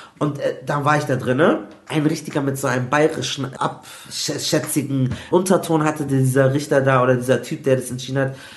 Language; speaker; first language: German; native; German